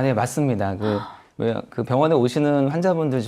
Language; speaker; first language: Korean; native; Korean